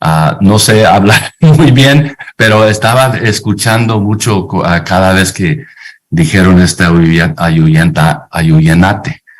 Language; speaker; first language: Spanish; non-native, fluent; English